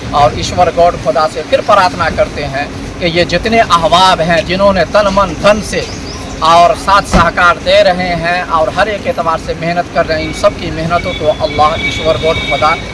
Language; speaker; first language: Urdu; non-native, local second language; Gujarati